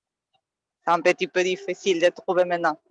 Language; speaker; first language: French; non-native, fluent; Spanish